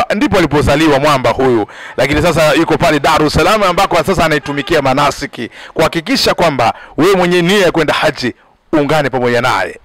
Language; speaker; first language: Swahili; native; Swahili